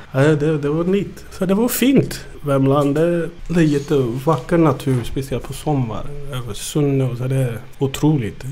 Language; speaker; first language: Swedish; early bilingual, other home language; Amharic